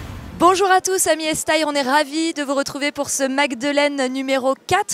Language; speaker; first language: French; native; French